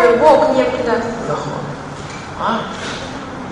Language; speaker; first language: Hebrew; non-native, fluent; Russian